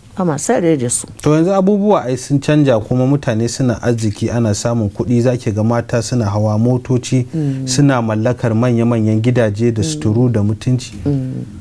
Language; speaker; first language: Hausa; native; Hausa